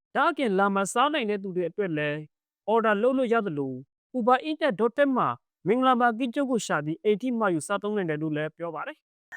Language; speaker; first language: Burmese; native; Burmese